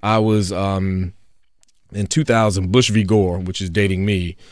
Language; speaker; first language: English; native; English